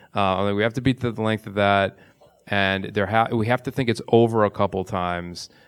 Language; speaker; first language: English; native; English